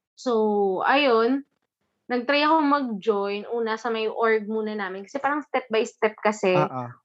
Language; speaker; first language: Filipino; non-native, local second language; Hiligaynon